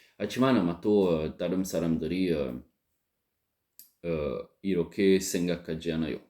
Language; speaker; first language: Korean; non-native, learner; French